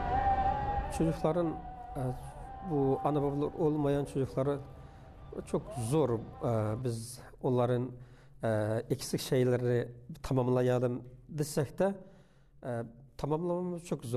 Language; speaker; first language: Turkish; non-native, learner; Uyghur